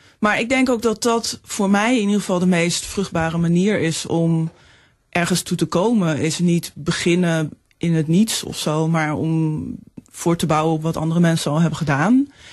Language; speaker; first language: Dutch; early bilingual, other home language; Danish